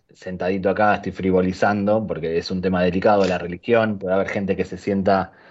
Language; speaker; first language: Spanish; native; Spanish